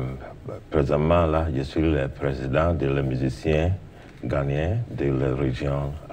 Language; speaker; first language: French; non-native, learner; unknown